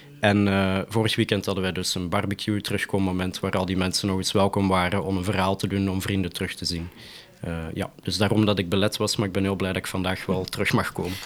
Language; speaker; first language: Dutch; native; Dutch